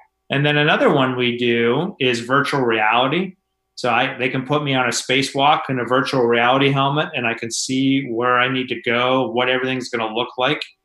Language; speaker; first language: English; native; English